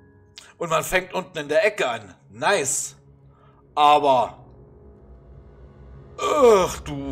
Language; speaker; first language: German; native; German